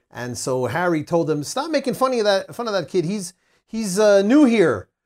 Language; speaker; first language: English; native; English